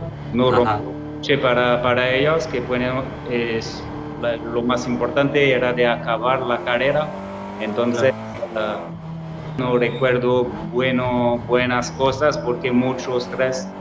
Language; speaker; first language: Spanish; non-native, learner; French